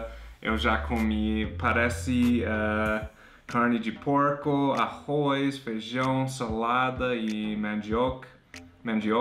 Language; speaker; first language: Portuguese; non-native, fluent; English